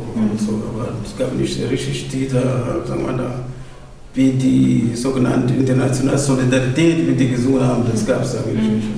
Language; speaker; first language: German; non-native, fluent; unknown